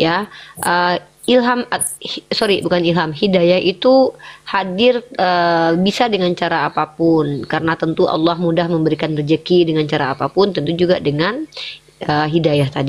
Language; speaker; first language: Indonesian; native; Indonesian